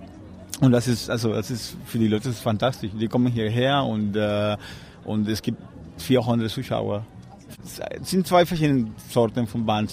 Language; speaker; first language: German; non-native, learner; Spanish